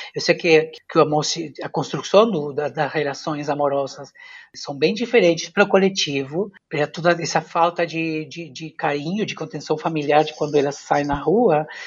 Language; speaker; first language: Portuguese; non-native, fluent; Spanish